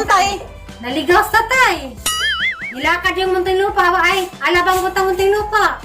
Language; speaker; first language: Filipino; non-native, local second language; Cebuano